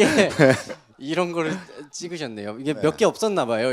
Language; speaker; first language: Korean; native; Korean